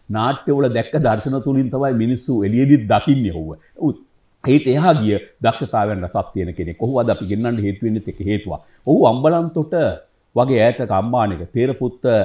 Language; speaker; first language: Sinhala; native; Sinhala